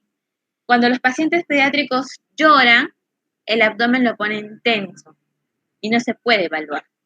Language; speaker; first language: Spanish; native; Spanish